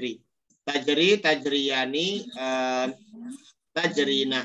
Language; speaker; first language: Arabic; non-native, learner; Indonesian